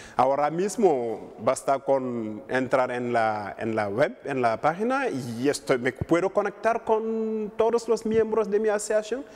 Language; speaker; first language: Spanish; non-native, fluent; Wolof